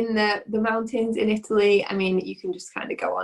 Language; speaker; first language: English; native; English